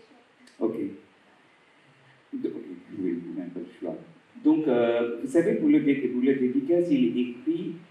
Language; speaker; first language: French; non-native, fluent; Bangla